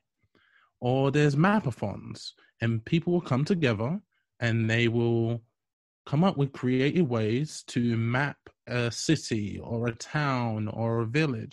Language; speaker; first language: English; native; English